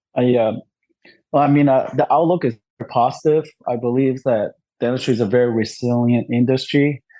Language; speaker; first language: English; non-native, local second language; Cantonese